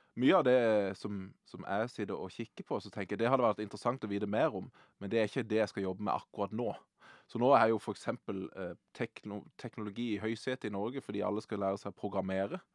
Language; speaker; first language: Norwegian; native; Norwegian